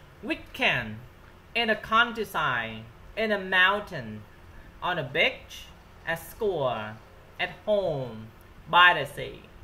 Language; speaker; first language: English; non-native, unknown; Vietnamese